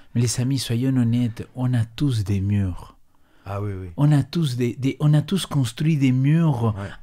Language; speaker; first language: French; non-native, fluent; Spanish